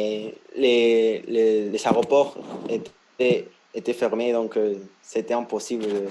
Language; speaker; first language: French; non-native, fluent; Spanish